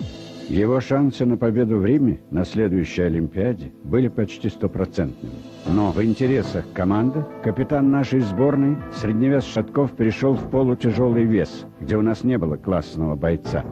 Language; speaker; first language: Russian; native; Russian